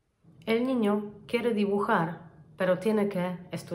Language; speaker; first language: Spanish; non-native, fluent; Polish